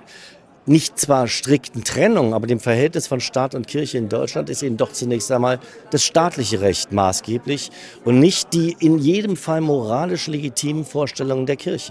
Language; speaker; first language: German; native; German